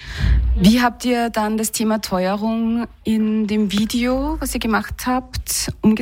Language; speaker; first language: German; native; German